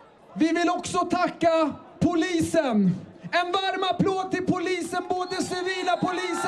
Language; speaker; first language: Swedish; early bilingual, other home language; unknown